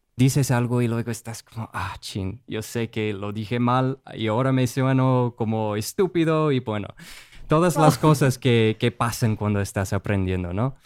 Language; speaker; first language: Spanish; non-native, fluent; English